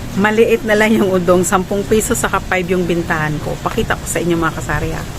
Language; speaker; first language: Filipino; non-native, local second language; Cebuano